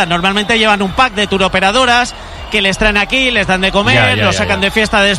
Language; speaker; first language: Spanish; native; Spanish